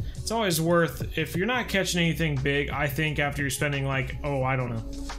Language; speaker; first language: English; native; English